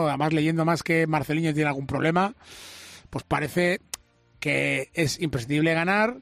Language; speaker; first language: Spanish; native; Spanish